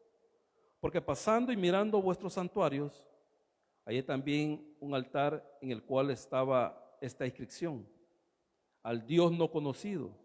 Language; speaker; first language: Spanish; native; Spanish